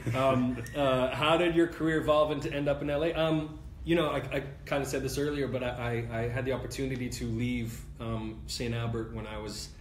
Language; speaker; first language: English; native; English